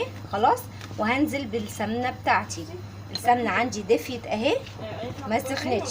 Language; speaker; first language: Arabic; native; Arabic